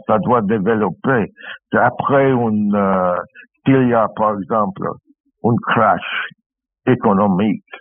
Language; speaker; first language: French; non-native, learner; English